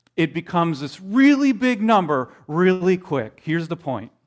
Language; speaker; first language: English; native; English